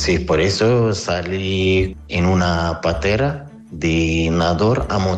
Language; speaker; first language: Spanish; non-native, learner; Arabic